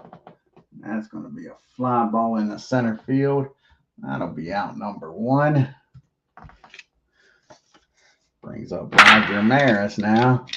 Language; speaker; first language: English; native; English